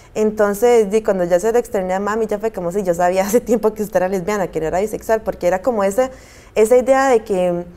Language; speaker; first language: Spanish; native; Spanish